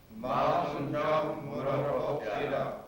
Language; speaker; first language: Korean; non-native, learner; English